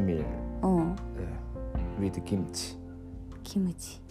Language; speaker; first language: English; non-native, learner; Korean